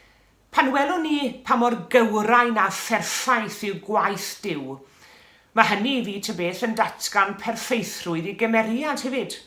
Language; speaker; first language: Welsh; native; Welsh